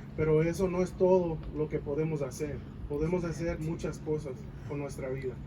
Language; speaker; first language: Spanish; early bilingual, heritage; Spanish